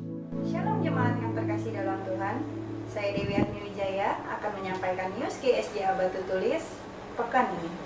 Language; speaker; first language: Indonesian; native; Indonesian